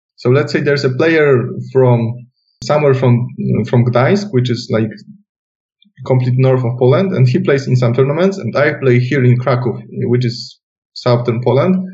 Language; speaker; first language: English; non-native, fluent; Polish